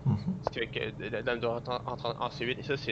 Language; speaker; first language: French; native; French